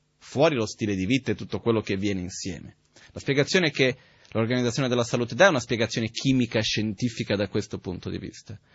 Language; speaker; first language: Italian; native; Italian